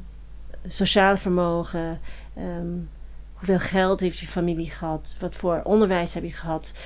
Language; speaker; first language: Dutch; non-native, fluent; English